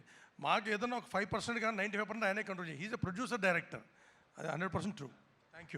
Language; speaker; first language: Telugu; native; Telugu